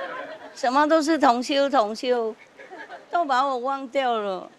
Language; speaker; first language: Chinese; non-native, fluent; Vietnamese